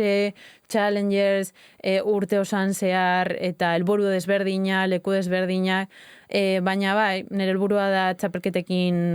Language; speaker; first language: Basque; native; Basque